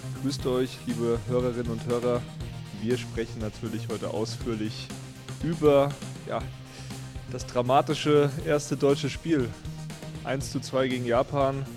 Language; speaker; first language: German; native; German